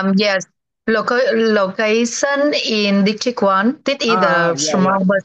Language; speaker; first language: English; non-native, learner; Vietnamese